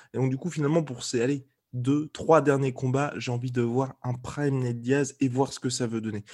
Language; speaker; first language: French; native; French